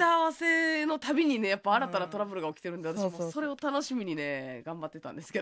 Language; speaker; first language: Japanese; native; Japanese